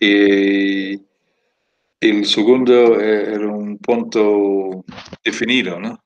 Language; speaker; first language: Spanish; non-native, fluent; English